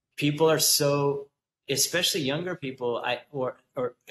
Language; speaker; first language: English; native; English